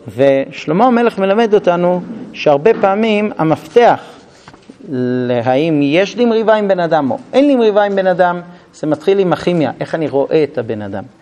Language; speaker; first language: Hebrew; non-native, fluent; English